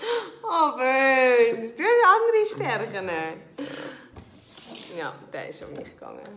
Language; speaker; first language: German; native; German